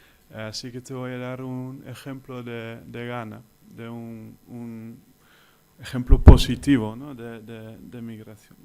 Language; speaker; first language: Spanish; non-native, fluent; Dutch